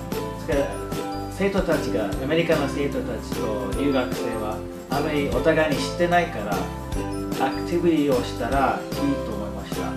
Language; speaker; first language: Japanese; non-native, fluent; English